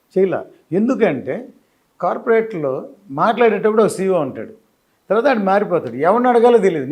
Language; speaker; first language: Telugu; native; Telugu